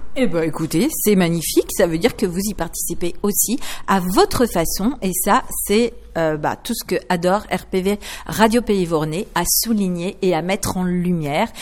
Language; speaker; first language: French; native; French